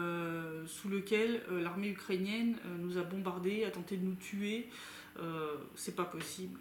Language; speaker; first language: French; native; French